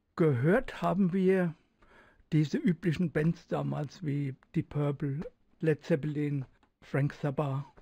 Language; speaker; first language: German; native; German